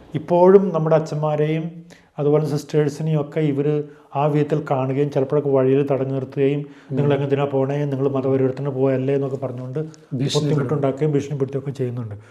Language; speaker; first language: Malayalam; native; Malayalam